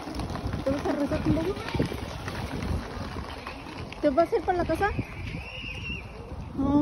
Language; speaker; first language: Spanish; native; Spanish